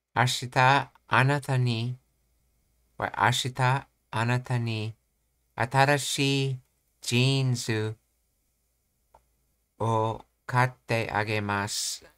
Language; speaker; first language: Japanese; non-native, learner; English